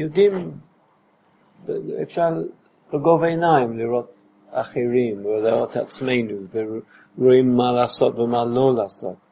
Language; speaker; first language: Hebrew; non-native, fluent; English